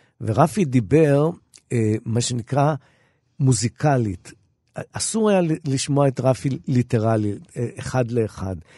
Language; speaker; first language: Hebrew; native; Hebrew